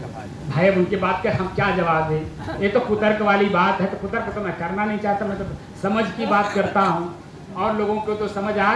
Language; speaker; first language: Hindi; native; Hindi